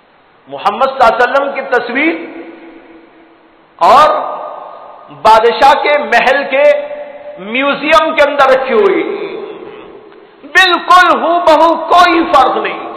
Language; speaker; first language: Urdu; native; Urdu